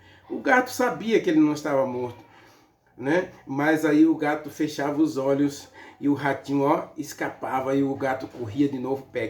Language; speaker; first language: Portuguese; native; Portuguese